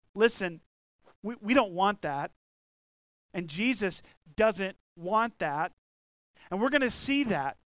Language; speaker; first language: English; native; English